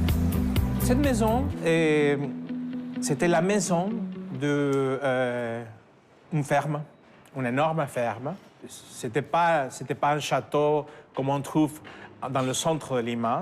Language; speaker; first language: French; non-native, fluent; Spanish